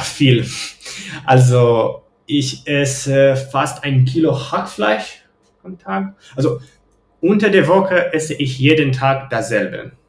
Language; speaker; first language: German; non-native, fluent; Romanian